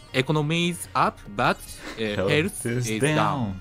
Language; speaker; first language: English; non-native, learner; Japanese